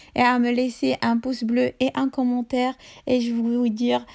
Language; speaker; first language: French; non-native, local second language; Arabic